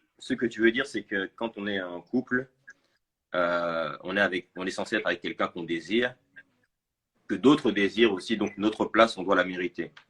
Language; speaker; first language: French; native; French